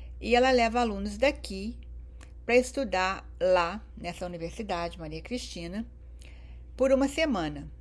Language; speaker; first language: Portuguese; native; Portuguese